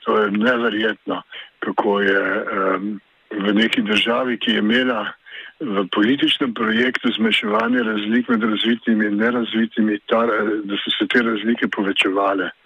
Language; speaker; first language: Slovenian; native; Slovenian